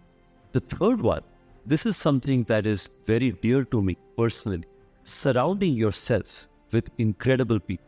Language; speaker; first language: English; non-native, local second language; Hindi